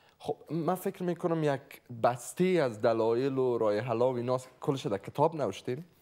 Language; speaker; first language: Persian; native; Persian